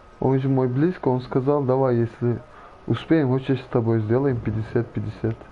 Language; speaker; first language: Russian; non-native, learner; Turkish